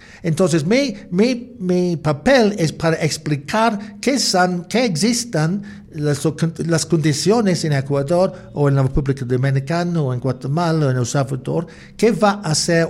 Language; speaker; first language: Spanish; non-native, learner; English